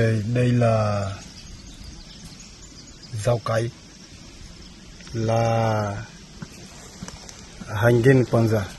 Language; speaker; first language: Vietnamese; non-native, learner; Portuguese